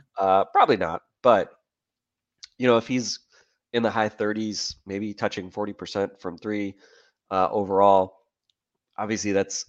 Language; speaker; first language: English; native; English